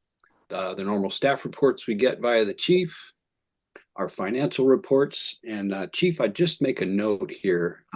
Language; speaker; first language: English; native; English